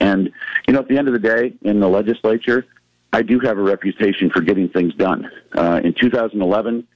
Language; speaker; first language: English; native; English